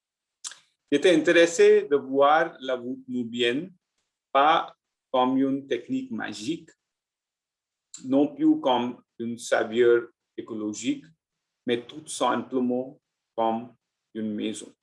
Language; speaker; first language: French; non-native, learner; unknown